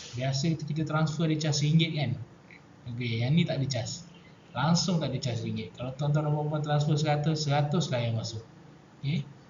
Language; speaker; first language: Malay; native; Malay